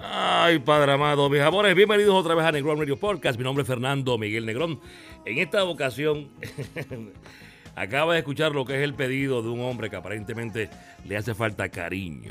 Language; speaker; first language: Spanish; native; Spanish